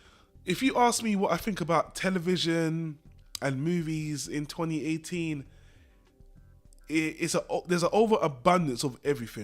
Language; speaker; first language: English; native; English